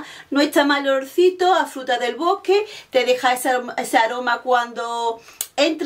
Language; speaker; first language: Spanish; native; Spanish